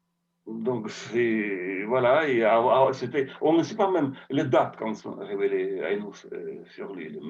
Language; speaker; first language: French; non-native, fluent; Russian